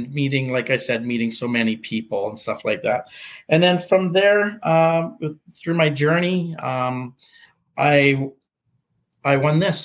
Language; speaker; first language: English; native; English